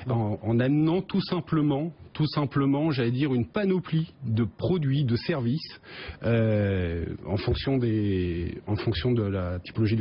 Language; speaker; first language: French; native; French